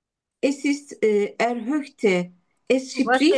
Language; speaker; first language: German; non-native, learner; Turkish